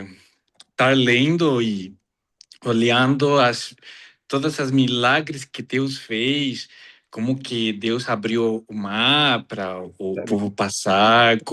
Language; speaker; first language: Portuguese; non-native, fluent; Spanish